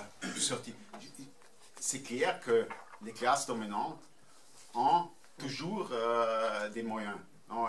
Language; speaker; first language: French; non-native, fluent; German